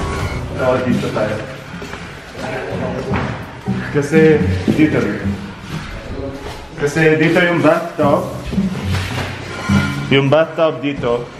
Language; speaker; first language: Filipino; non-native, learner; Arabic